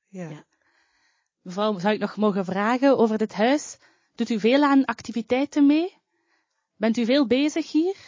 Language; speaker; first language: Dutch; native; Dutch